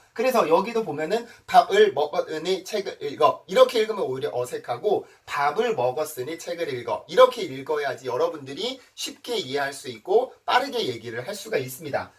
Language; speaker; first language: Korean; native; Korean